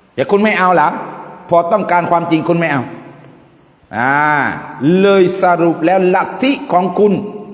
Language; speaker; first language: Thai; non-native, local second language; Malay